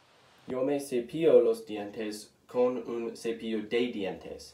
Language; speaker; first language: Spanish; non-native, learner; English